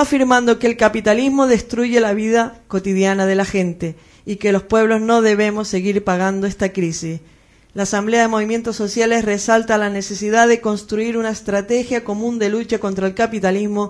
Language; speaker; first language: Spanish; native; Spanish